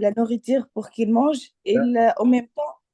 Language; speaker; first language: French; non-native, local second language; Arabic